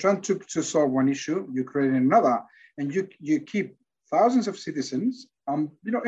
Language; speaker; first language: English; non-native, fluent; Spanish